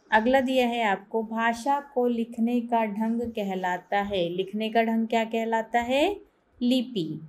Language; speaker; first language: Hindi; native; Hindi